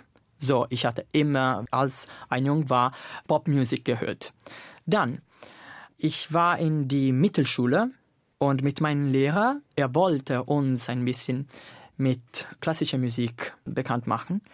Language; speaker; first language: German; non-native, fluent; Italian